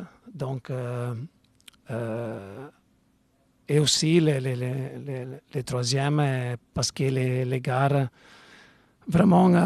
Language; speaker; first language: French; non-native, learner; Italian